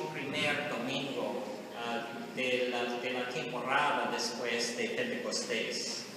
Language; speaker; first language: Spanish; non-native, learner; English